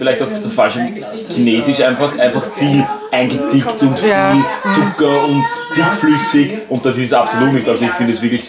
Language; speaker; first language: German; native; German